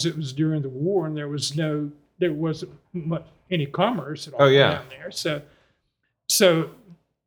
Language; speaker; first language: English; native; English